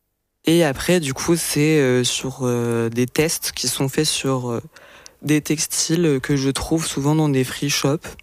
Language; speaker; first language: French; native; French